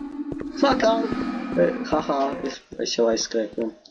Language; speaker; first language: Latvian; native; Latvian